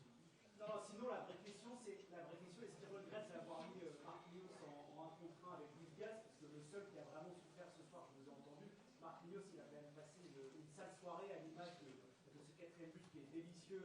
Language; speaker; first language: French; native; French